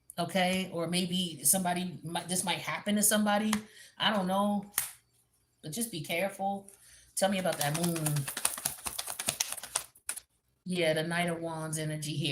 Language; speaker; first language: English; native; English